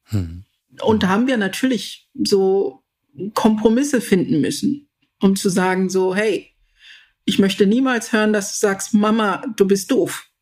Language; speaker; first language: German; early bilingual, other home language; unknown